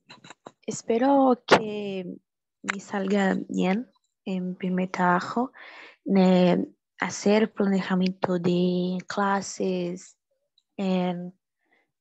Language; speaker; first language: Spanish; non-native, learner; Portuguese